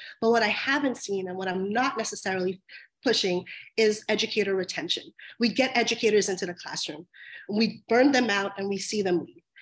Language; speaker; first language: English; native; English